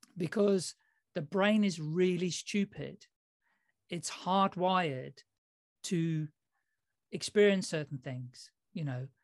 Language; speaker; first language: English; early bilingual, other home language; Dutch